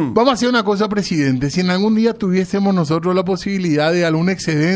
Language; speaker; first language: Spanish; native; Spanish